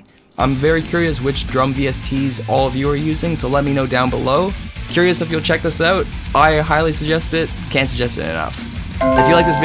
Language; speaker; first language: English; native; English